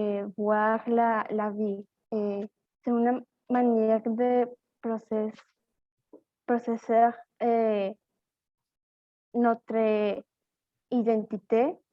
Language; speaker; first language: French; non-native, learner; Spanish